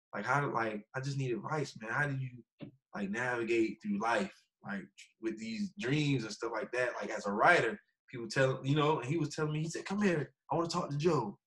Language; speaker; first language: English; native; English